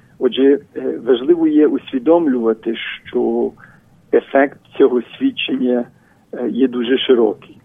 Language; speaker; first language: Ukrainian; early bilingual, heritage; Ukrainian